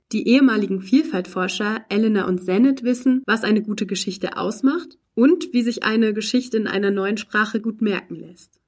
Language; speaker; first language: German; native; German